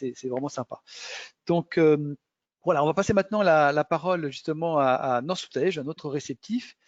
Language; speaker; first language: French; native; French